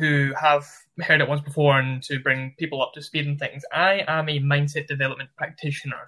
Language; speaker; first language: English; native; English